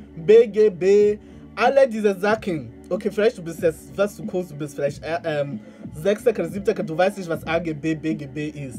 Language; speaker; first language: German; non-native, learner; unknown